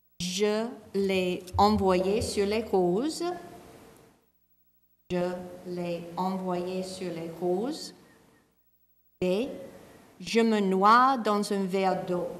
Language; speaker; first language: French; non-native, fluent; English